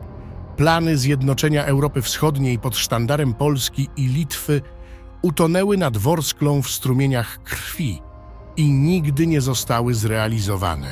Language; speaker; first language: Polish; native; Polish